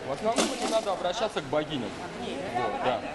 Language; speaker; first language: Russian; non-native, learner; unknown